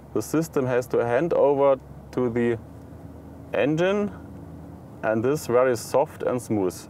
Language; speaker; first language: English; non-native, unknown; German